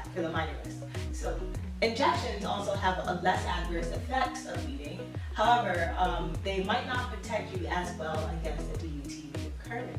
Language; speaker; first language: English; native; English